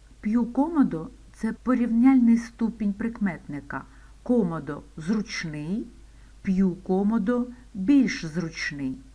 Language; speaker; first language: Ukrainian; native; Ukrainian